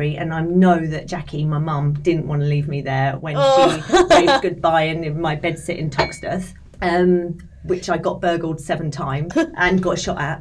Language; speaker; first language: English; native; English